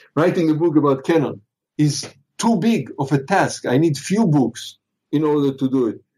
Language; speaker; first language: English; non-native, fluent; Hebrew